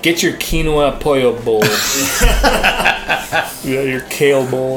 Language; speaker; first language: English; early bilingual, other home language; Spanish